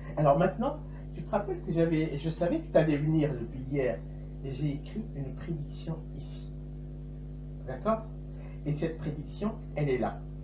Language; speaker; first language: French; non-native, local second language; Arabic